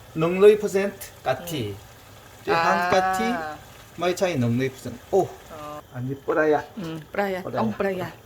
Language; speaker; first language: Thai; non-native, learner; Korean